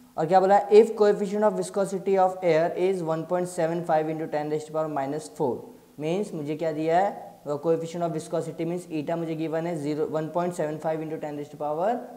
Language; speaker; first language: Hindi; native; Hindi